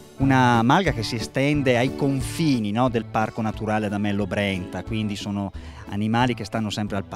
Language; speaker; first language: Italian; native; Italian